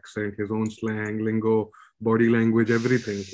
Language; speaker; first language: English; non-native, local second language; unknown